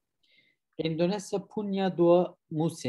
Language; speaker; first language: Indonesian; non-native, learner; Turkish